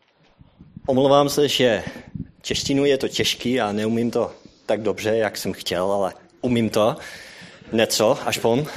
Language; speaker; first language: Czech; non-native, learner; Dutch